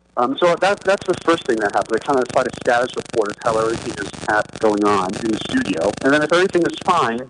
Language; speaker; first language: English; native; English